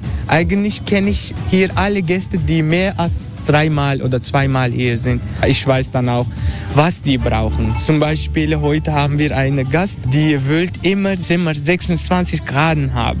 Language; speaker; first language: German; non-native, learner; Turkish